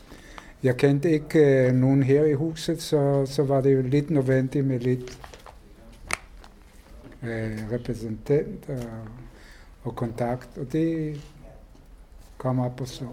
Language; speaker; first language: Danish; non-native, fluent; Hebrew